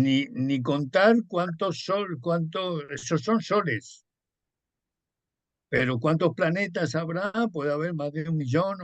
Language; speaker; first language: Spanish; native; Spanish